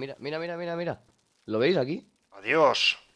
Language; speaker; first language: Spanish; native; Spanish